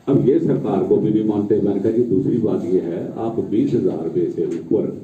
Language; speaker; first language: Hindi; non-native, local second language; Punjabi